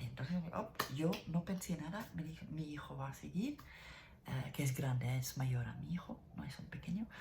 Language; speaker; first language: Spanish; non-native, learner; French